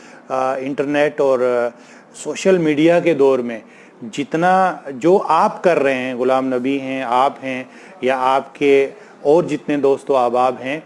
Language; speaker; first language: Urdu; native; Urdu